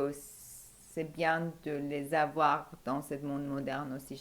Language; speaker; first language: French; non-native, fluent; Persian